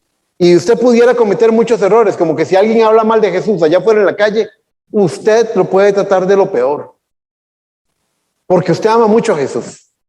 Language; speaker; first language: Spanish; native; Spanish